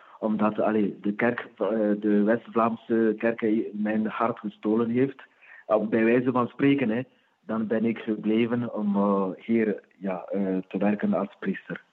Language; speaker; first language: Dutch; non-native, fluent; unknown